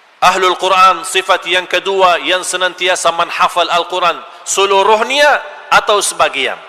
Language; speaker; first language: Malay; non-native, fluent; Arabic